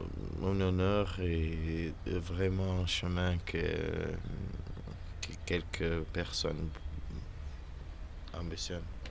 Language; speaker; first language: French; non-native, learner; Portuguese